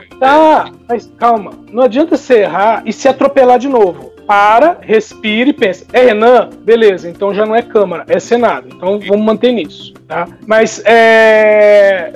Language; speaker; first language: Portuguese; native; Portuguese